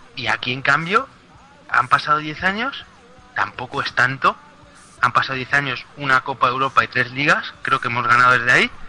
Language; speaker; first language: Spanish; native; Spanish